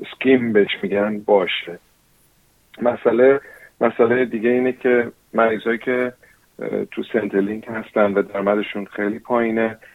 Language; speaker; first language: Persian; early bilingual, heritage; Persian